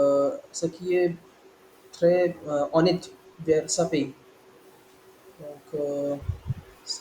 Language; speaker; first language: French; non-native, learner; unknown